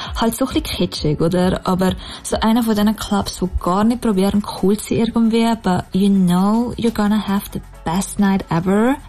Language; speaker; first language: German; native; German